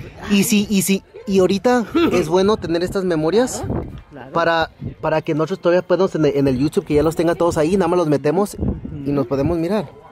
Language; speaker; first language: Spanish; early bilingual, heritage; Spanish